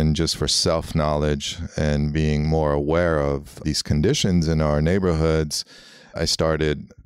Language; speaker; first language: English; early bilingual, other home language; Armenian